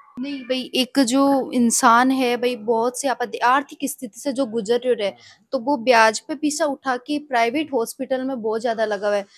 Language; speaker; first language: Hindi; native; Hindi